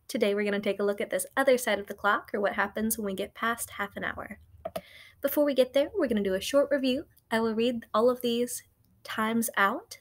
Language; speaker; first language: English; native; English